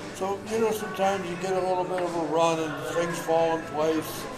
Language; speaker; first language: English; native; English